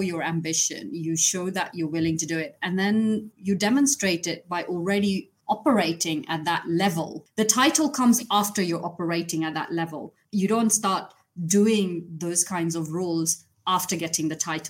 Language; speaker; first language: English; non-native, local second language; Gujarati